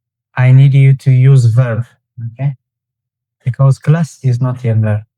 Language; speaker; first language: English; non-native, fluent; Tigrinya